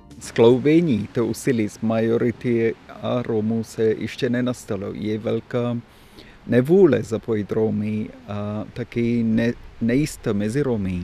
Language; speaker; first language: Czech; non-native, fluent; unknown